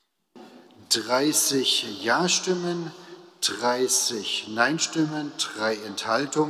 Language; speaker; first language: German; native; German